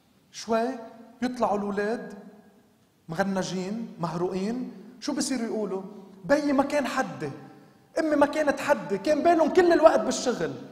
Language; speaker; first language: Arabic; native; Arabic